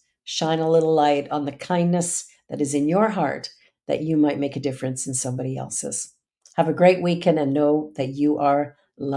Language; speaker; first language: English; native; English